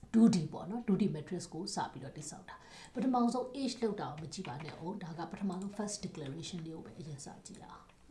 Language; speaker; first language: Burmese; native; Burmese